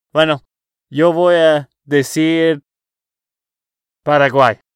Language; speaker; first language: Spanish; non-native, learner; English